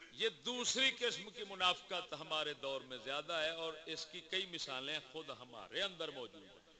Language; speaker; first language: Urdu; non-native, local second language; Punjabi